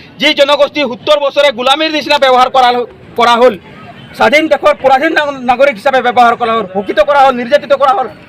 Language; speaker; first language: Assamese; non-native, local second language; Santali